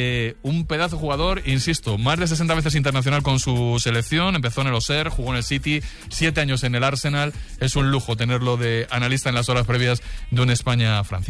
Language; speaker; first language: Spanish; native; Spanish